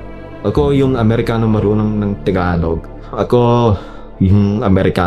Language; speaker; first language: Filipino; non-native, learner; English